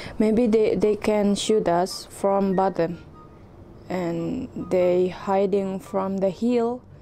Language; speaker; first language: English; non-native, learner; Indonesian